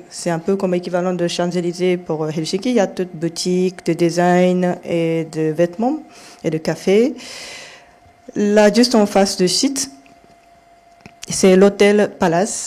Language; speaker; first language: French; non-native, fluent; Japanese